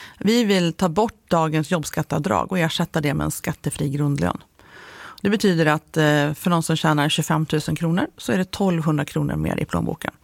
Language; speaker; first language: Swedish; native; Swedish